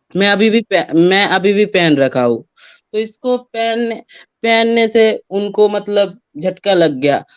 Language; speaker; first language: Hindi; non-native, fluent; Bangla